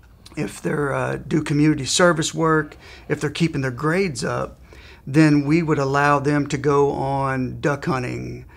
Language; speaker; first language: English; native; English